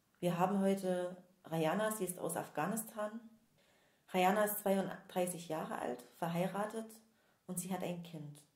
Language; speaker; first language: German; native; German